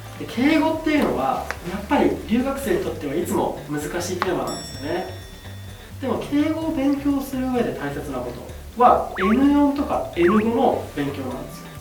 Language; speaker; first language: Japanese; native; Japanese